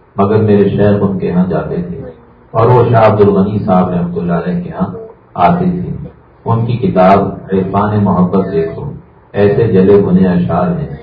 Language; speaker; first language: Urdu; native; Urdu